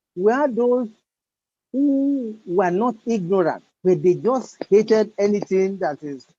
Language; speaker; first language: English; non-native, local second language; Yoruba